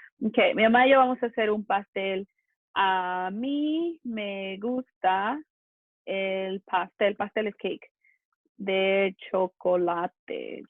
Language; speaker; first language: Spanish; early bilingual, other home language; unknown